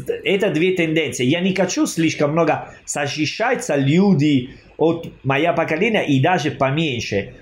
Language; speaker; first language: Russian; non-native, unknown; Italian